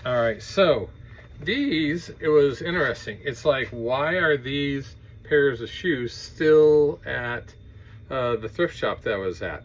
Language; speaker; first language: English; native; English